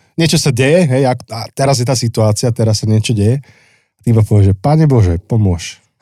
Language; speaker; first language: Slovak; native; Slovak